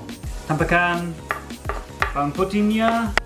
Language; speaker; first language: Indonesian; non-native, learner; English